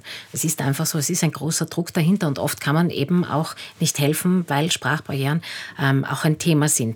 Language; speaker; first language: German; native; German